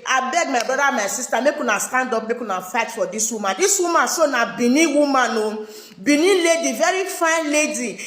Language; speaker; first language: Nigerian Pidgin; native; Nigerian Pidgin